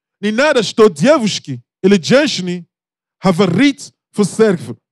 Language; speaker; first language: Russian; non-native, learner; English